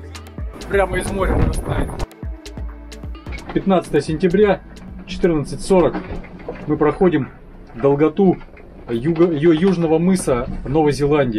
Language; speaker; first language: Russian; native; Russian